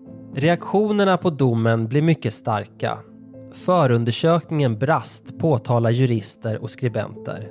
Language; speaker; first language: Swedish; native; Swedish